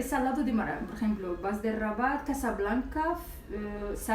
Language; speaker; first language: Spanish; non-native, local second language; Arabic